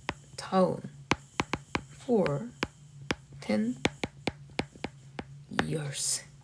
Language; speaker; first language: English; non-native, fluent; Korean